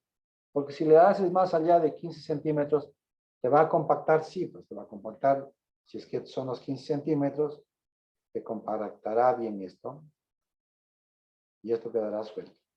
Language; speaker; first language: Spanish; native; Spanish